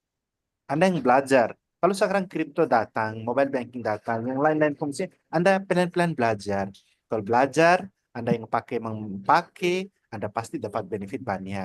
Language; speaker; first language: Indonesian; non-native, learner; Nepali